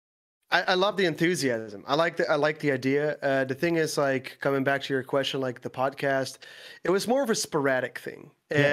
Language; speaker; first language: English; non-native, fluent; Dutch